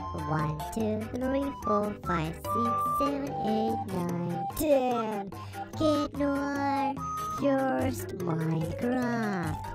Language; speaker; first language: English; non-native, learner; Russian